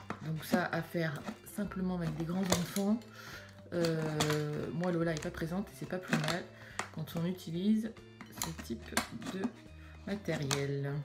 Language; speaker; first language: French; native; French